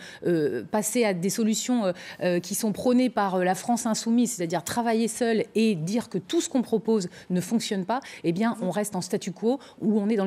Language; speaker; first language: French; native; French